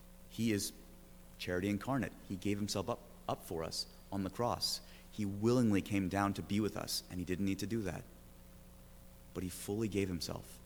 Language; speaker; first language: English; native; English